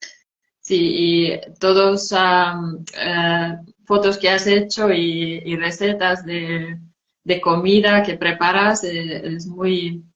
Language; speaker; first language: Spanish; non-native, fluent; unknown